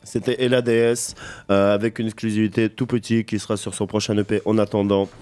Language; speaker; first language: French; native; French